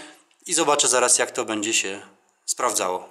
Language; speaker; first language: Polish; native; Polish